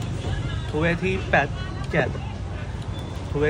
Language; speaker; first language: Thai; non-native, fluent; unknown